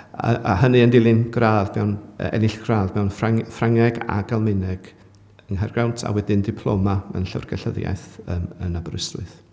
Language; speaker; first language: Welsh; native; Welsh